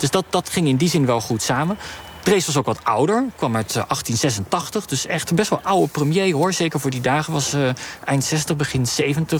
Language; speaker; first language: Dutch; native; Dutch